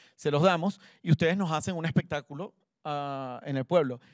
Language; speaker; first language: Spanish; native; Spanish